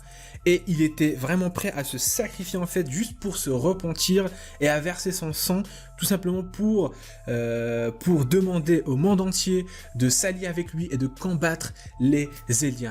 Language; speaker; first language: French; native; French